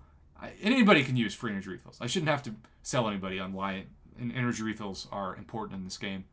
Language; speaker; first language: English; native; English